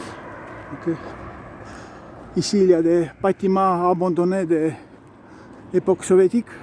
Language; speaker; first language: French; non-native, learner; Estonian